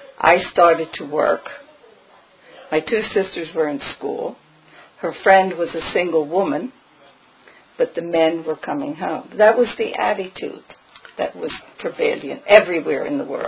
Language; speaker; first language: English; early bilingual, other home language; Friulian